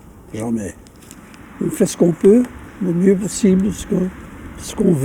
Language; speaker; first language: French; non-native, local second language; Dutch